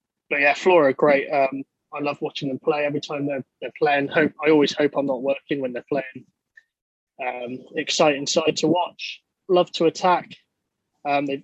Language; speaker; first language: English; native; English